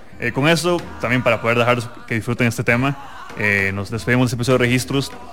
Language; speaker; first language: Spanish; native; Spanish